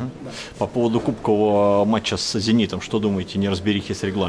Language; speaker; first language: Russian; native; Russian